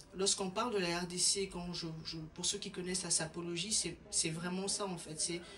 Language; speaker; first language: French; non-native, local second language; Lingala